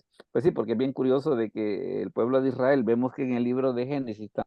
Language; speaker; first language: Spanish; native; Spanish